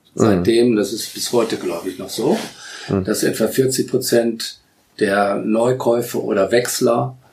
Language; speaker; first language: German; native; German